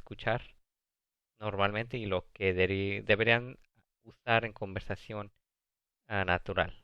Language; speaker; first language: Spanish; early bilingual, heritage; Spanish